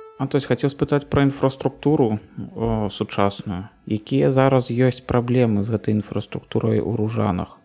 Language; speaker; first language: Belarusian; native; Belarusian